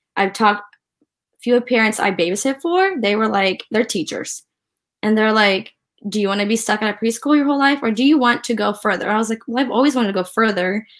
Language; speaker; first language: English; early bilingual, other home language; Ukrainian